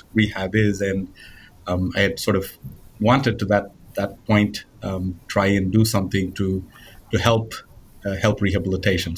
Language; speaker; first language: English; non-native, local second language; Tamil